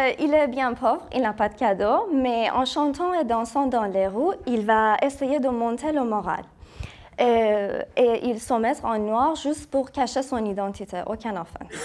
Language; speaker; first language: French; non-native, fluent; Persian